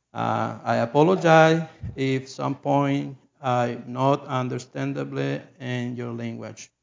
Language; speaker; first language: English; non-native, learner; Spanish